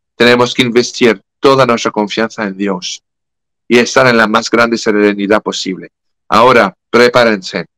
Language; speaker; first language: Spanish; non-native, fluent; French